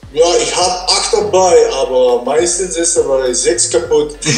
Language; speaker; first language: German; non-native, learner; Dutch